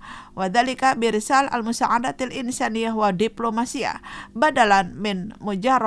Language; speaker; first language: Arabic; non-native, fluent; Indonesian